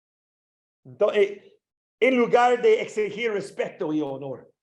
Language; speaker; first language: Spanish; non-native, learner; English